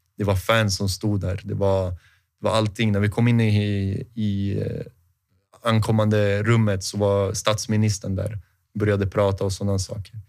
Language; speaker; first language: Swedish; native; Swedish